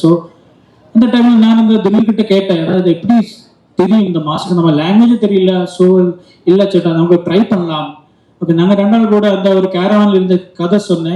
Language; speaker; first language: Tamil; non-native, learner; Malayalam